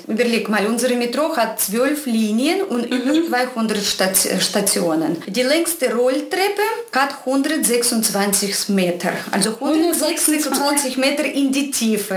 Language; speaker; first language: German; non-native, fluent; Russian